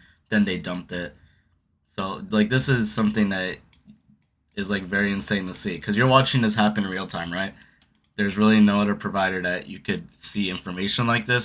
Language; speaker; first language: English; native; English